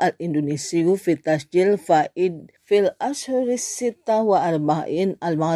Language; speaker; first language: Arabic; non-native, learner; Indonesian